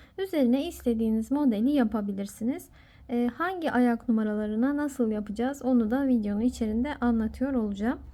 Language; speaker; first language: Turkish; native; Turkish